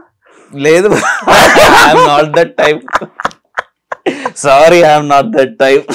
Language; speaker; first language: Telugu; non-native, local second language; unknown